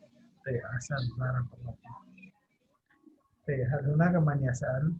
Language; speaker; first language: Arabic; non-native, fluent; Indonesian